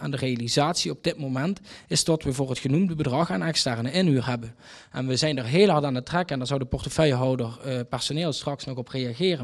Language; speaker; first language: Dutch; native; Dutch